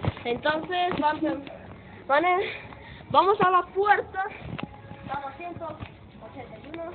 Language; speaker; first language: Spanish; native; Spanish